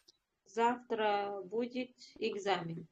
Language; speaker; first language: Russian; non-native, learner; Uzbek